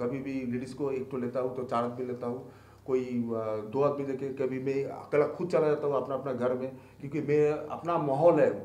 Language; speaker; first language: Hindi; non-native, local second language; Bangla